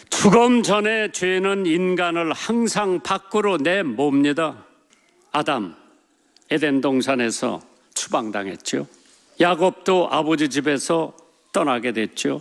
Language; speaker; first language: Korean; native; Korean